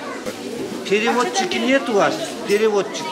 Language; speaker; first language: Russian; non-native, local second language; Kyrgyz